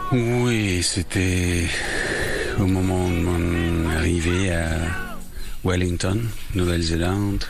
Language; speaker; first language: French; non-native, fluent; English